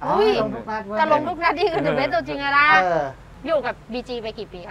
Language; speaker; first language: Thai; native; Thai